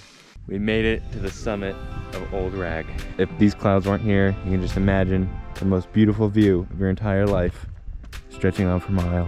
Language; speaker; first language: English; native; English